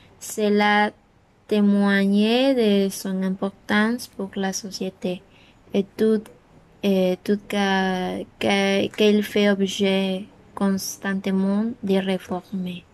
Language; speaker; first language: French; non-native, learner; Spanish